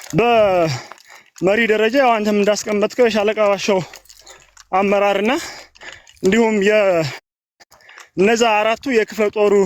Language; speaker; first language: Amharic; native; Amharic